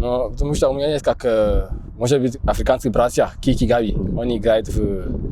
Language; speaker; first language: Russian; non-native, learner; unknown